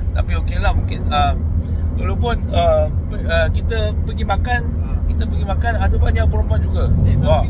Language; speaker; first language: Malay; non-native, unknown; Korean